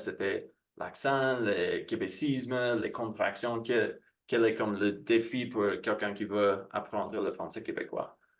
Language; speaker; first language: French; non-native, fluent; English